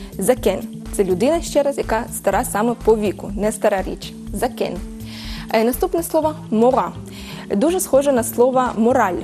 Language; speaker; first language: Ukrainian; early bilingual, heritage; Ukrainian